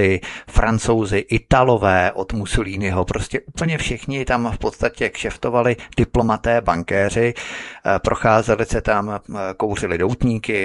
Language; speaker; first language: Czech; native; Czech